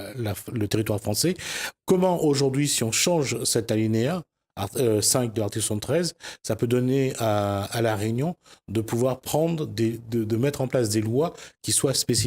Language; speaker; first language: French; native; French